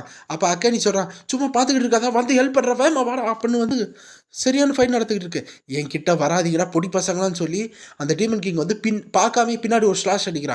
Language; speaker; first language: Tamil; native; Tamil